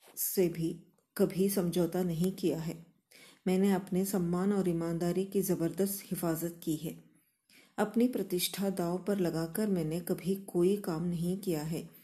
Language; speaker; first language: Hindi; non-native, local second language; Kannada